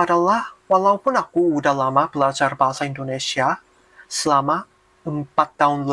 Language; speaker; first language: Indonesian; non-native, fluent; Korean